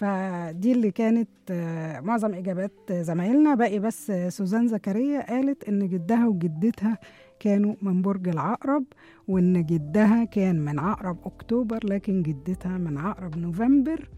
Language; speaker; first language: Arabic; native; Arabic